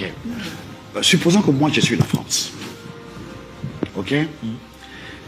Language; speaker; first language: French; non-native, local second language; Dyula